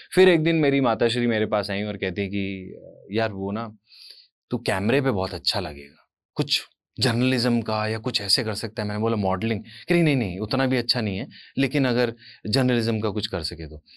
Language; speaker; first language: Hindi; native; Hindi